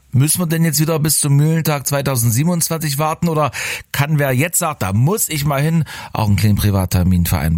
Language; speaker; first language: German; native; German